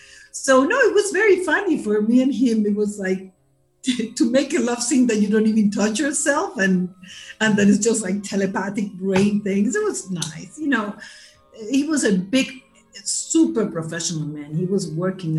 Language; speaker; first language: English; non-native, fluent; Spanish